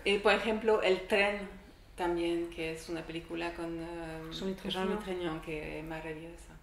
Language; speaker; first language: Spanish; non-native, learner; French